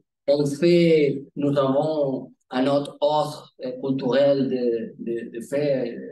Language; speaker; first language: French; non-native, learner; Spanish